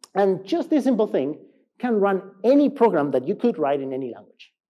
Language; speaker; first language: English; non-native, fluent; Spanish